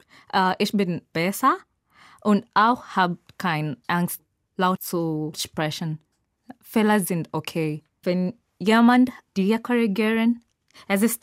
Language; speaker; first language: German; non-native, learner; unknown